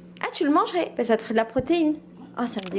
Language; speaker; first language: French; native; French